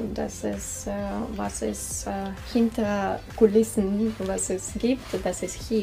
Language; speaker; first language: German; non-native, learner; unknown